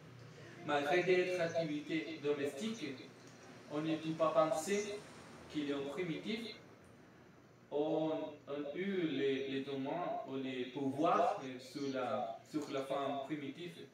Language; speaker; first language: French; non-native, learner; Spanish